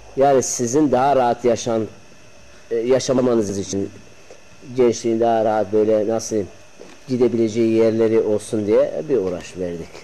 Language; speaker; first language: Turkish; non-native, local second language; Zaza